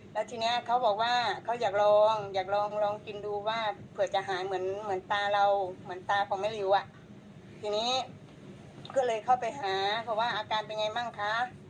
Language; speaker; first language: Thai; native; Thai